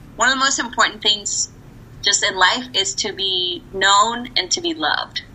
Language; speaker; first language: English; early bilingual, other home language; Spanish